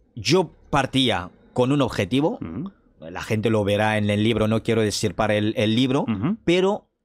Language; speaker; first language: Spanish; non-native, fluent; French